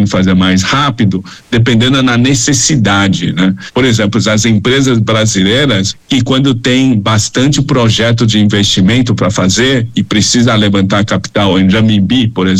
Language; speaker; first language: Portuguese; non-native, fluent; Chinese